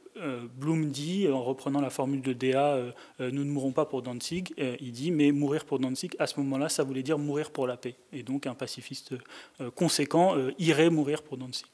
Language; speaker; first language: French; native; French